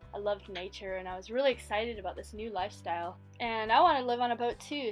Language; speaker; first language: English; native; English